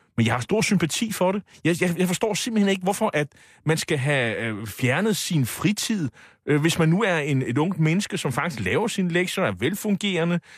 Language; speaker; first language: Danish; native; Danish